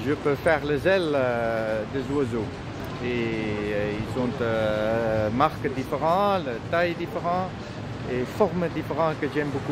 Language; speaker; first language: French; non-native, learner; Dutch